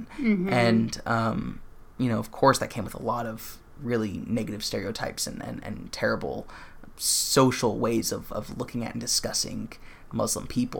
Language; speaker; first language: English; native; English